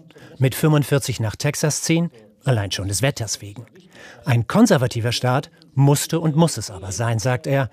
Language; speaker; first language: German; native; German